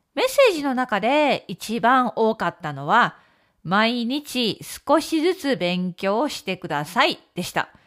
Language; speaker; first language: Japanese; native; Japanese